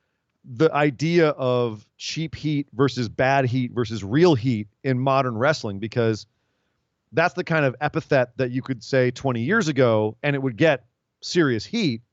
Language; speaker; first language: English; native; English